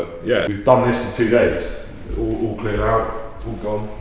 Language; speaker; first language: English; native; English